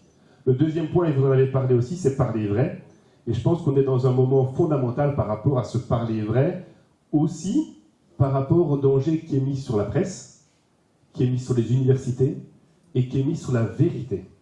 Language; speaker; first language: French; native; French